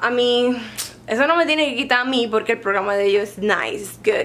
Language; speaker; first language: Spanish; native; Spanish